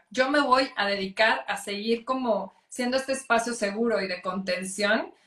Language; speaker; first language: Spanish; native; Spanish